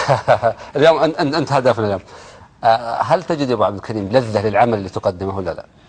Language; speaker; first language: Arabic; native; Arabic